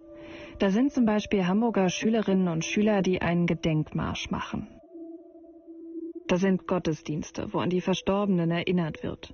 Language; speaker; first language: German; native; German